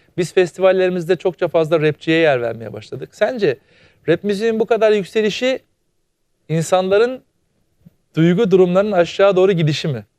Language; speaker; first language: Turkish; native; Turkish